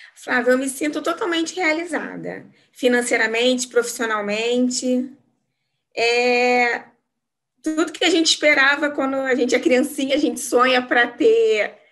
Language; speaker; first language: Portuguese; native; Portuguese